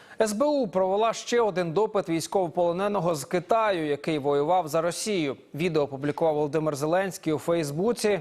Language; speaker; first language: Ukrainian; native; Ukrainian